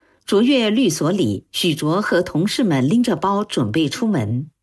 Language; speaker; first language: Chinese; native; Chinese